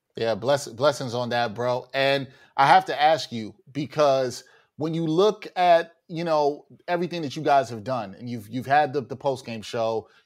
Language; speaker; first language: English; native; English